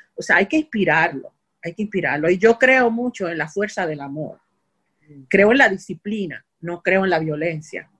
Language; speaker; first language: Spanish; native; Spanish